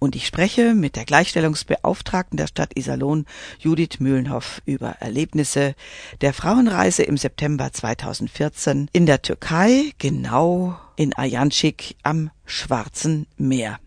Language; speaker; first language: German; native; German